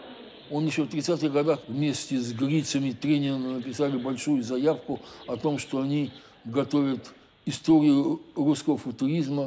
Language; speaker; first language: Russian; native; Russian